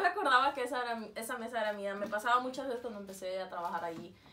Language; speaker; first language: Spanish; early bilingual, heritage; Spanish